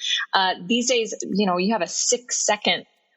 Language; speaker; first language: English; native; English